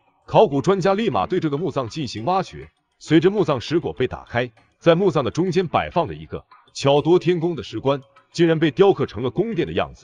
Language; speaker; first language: Chinese; native; Chinese